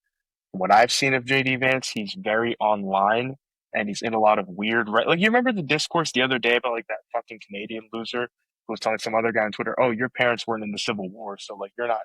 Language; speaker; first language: English; native; English